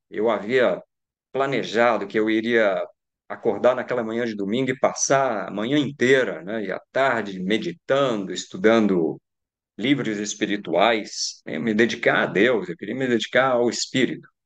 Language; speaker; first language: Portuguese; native; Portuguese